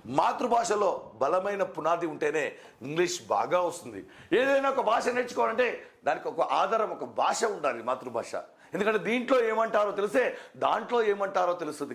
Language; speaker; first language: Telugu; non-native, local second language; Kannada